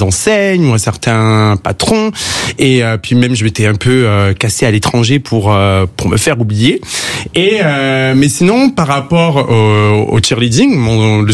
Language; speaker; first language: French; native; French